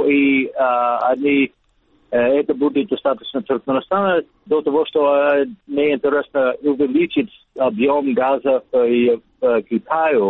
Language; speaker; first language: Russian; non-native, learner; English